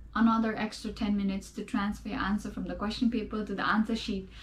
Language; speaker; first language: English; non-native, local second language; Nepali